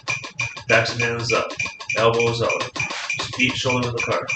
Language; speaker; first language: English; native; English